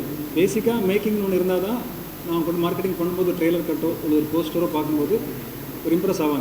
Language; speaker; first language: Tamil; native; Tamil